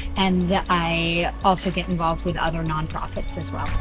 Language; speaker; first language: English; native; English